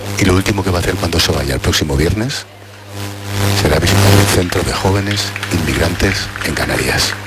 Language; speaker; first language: Spanish; native; Spanish